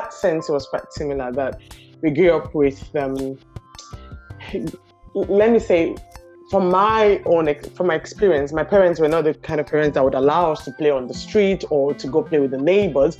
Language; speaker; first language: English; non-native, local second language; Yoruba